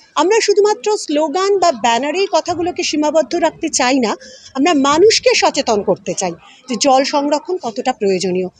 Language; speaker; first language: Bangla; native; Bangla